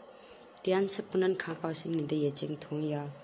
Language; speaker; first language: Chinese; non-native, learner; Nepali